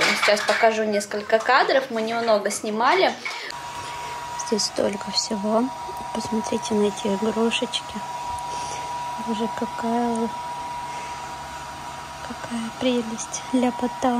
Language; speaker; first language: Russian; native; Russian